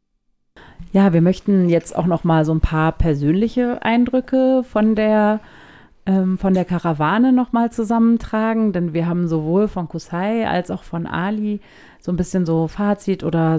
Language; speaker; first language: German; native; German